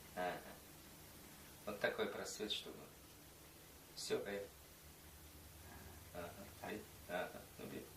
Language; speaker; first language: Russian; non-native, local second language; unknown